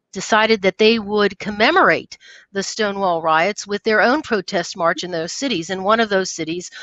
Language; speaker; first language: English; native; English